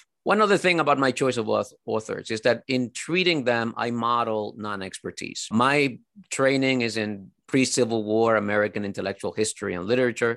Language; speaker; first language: English; early bilingual, other home language; Spanish